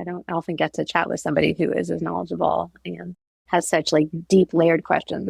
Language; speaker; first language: English; native; English